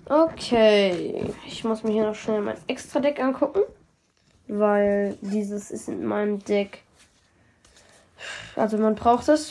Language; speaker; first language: German; native; German